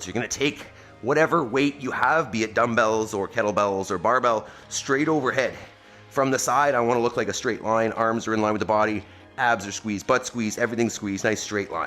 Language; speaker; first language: English; native; English